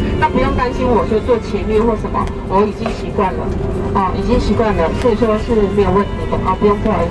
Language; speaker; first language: Chinese; native; Chinese